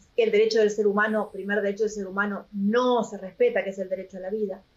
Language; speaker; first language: Spanish; native; Spanish